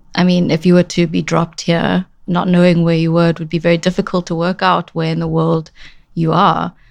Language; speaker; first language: English; native; English